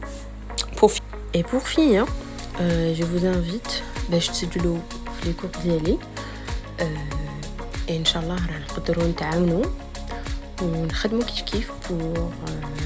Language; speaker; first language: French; non-native, local second language; Arabic